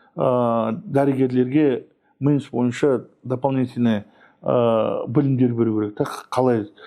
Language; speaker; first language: Russian; non-native, local second language; Kazakh